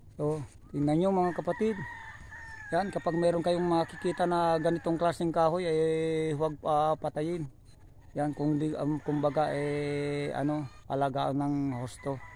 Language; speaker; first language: Filipino; non-native, local second language; Iloko